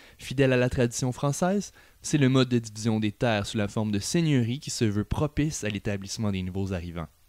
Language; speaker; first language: French; native; French